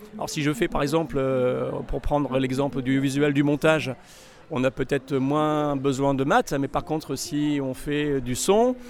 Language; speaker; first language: French; native; French